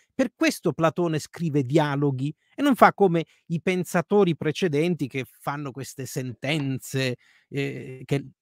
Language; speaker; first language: Italian; native; Italian